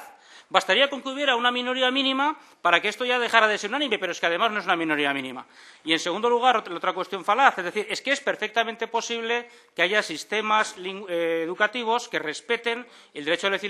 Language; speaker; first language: Spanish; native; Spanish